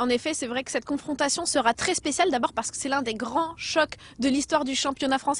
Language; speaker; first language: French; native; French